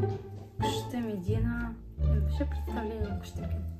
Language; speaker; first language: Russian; non-native, local second language; Kazakh